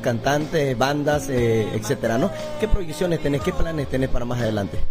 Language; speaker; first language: Spanish; native; Spanish